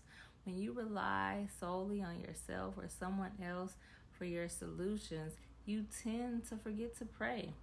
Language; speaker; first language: English; native; English